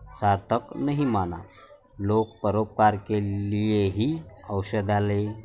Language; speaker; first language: Hindi; non-native, local second language; Marathi